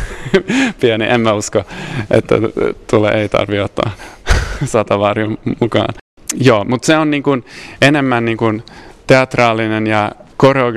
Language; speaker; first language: Finnish; non-native, fluent; Swedish